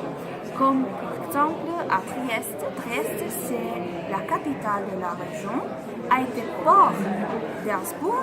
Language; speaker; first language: French; non-native, fluent; Italian